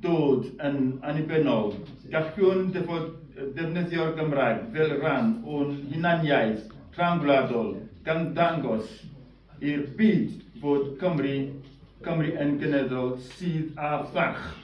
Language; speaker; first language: Welsh; non-native, fluent; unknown